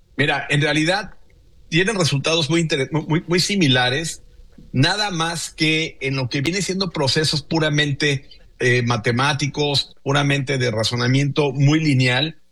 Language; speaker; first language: Spanish; native; Spanish